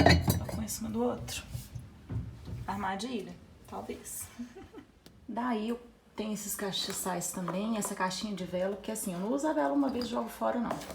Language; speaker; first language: Portuguese; native; Portuguese